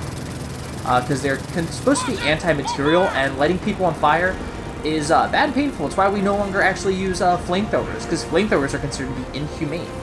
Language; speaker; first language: English; native; English